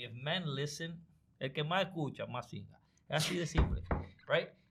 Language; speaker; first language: Spanish; native; Spanish